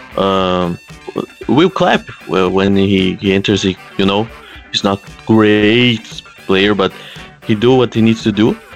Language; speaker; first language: English; non-native, fluent; Portuguese